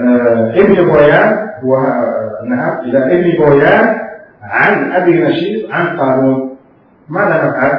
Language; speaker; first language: Arabic; native; Arabic